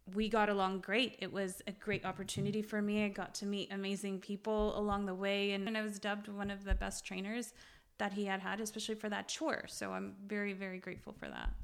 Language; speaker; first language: English; early bilingual, other home language; Armenian